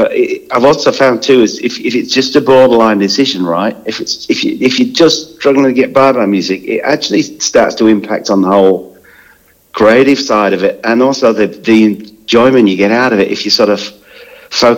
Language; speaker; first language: English; native; English